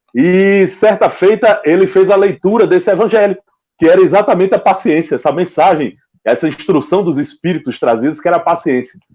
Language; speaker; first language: Portuguese; native; Portuguese